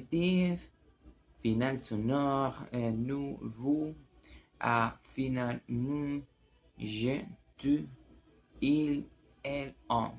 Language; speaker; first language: French; non-native, learner; Spanish